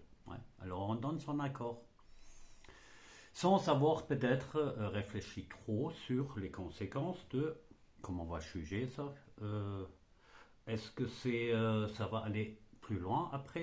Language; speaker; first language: French; non-native, fluent; German